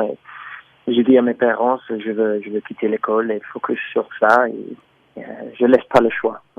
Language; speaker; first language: French; non-native, learner; English